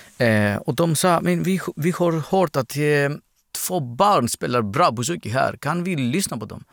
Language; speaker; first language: Swedish; non-native, learner; Greek